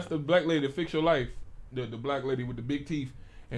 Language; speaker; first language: English; native; English